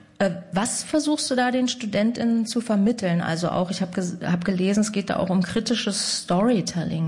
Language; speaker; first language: German; native; German